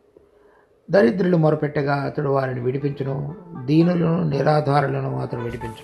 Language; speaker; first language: Telugu; native; Telugu